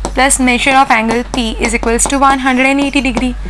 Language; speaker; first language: English; non-native, local second language; Hindi